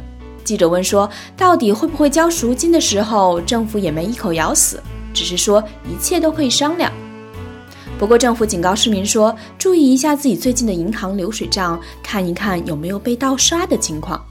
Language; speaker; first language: Chinese; native; Chinese